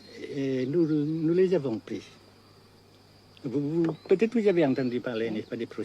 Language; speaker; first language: French; non-native, local second language; Vietnamese